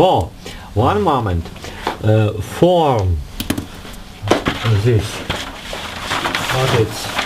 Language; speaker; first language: English; non-native, learner; Russian